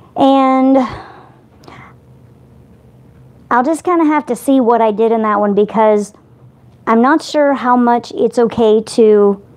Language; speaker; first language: English; native; English